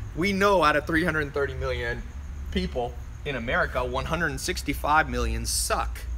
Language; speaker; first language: English; native; English